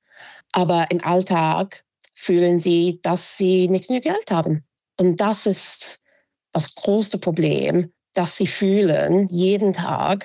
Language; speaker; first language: German; non-native, fluent; English